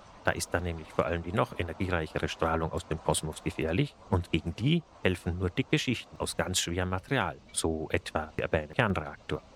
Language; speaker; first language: German; native; German